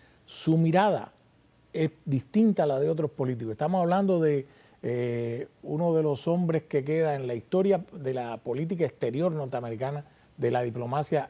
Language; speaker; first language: Spanish; native; Spanish